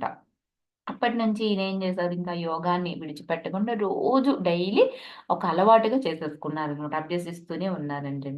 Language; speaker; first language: Telugu; native; Telugu